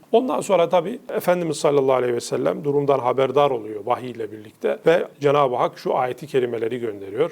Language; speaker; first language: Turkish; native; Turkish